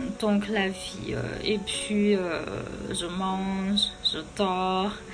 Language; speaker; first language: French; non-native, fluent; Chinese